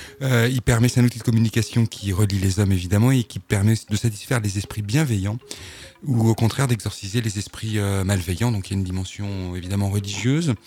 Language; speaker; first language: French; native; French